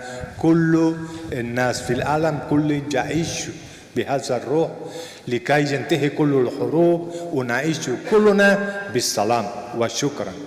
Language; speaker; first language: Arabic; non-native, fluent; Spanish